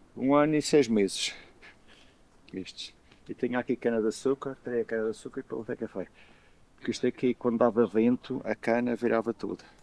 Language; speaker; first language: Portuguese; native; Portuguese